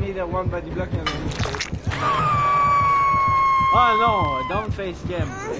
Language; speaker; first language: English; non-native, learner; French